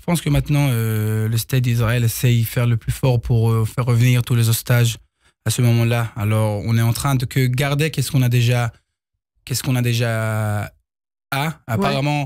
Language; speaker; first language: French; early bilingual, heritage; Hebrew